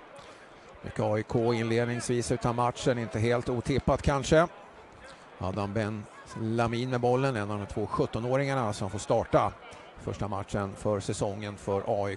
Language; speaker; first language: Swedish; native; Swedish